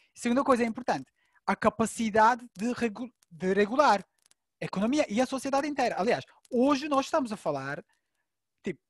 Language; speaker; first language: Portuguese; non-native, fluent; Turkish